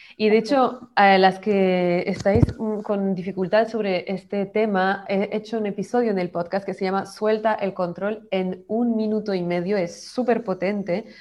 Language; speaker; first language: Spanish; native; Spanish